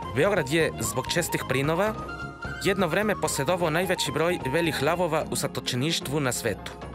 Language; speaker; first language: Serbian; non-native, fluent; Spanish